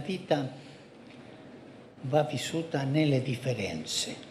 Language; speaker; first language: Italian; early bilingual, heritage; Spanish